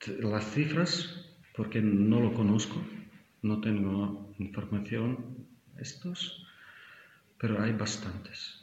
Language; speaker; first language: Spanish; non-native, learner; Ukrainian